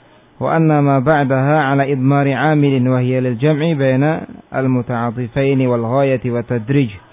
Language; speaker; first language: Arabic; non-native, fluent; Indonesian